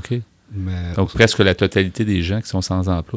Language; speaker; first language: French; native; French